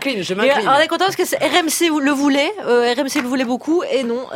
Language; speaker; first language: French; native; French